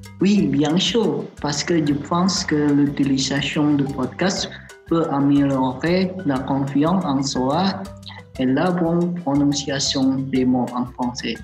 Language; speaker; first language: French; non-native, learner; Chinese